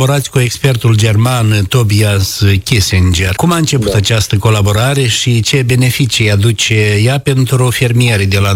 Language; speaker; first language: Romanian; native; Romanian